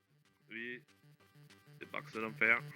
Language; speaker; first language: French; non-native, learner; English